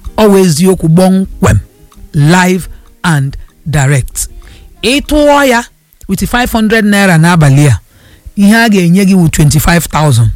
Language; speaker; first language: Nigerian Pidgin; non-native, local second language; Yoruba